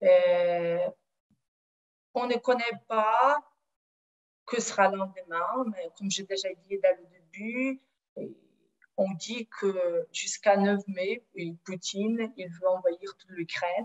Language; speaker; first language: French; non-native, fluent; Ukrainian